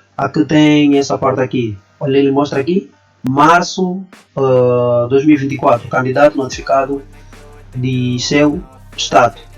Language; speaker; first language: Portuguese; native; Portuguese